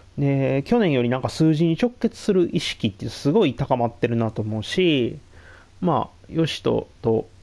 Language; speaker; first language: Japanese; native; Japanese